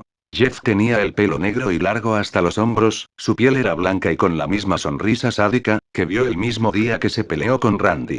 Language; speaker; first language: Spanish; native; Spanish